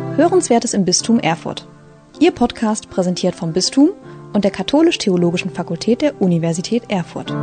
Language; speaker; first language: German; native; German